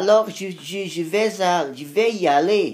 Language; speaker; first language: French; non-native, learner; Spanish